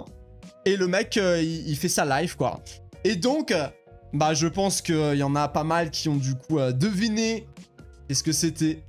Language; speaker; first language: French; native; French